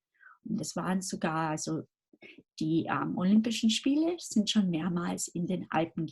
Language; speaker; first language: German; non-native, fluent; English